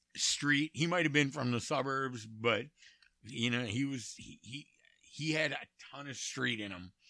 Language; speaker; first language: English; native; English